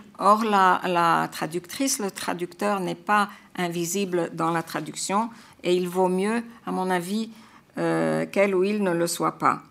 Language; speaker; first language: French; non-native, fluent; Croatian